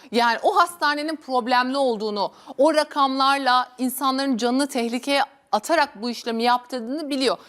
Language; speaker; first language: Turkish; native; Turkish